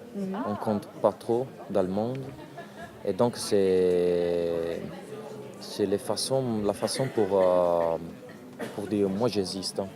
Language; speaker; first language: French; non-native, fluent; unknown